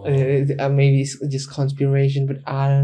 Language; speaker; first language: English; non-native, learner; Indonesian